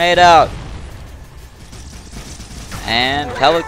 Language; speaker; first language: English; native; English